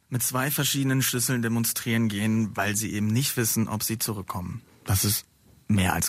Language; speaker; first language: German; native; German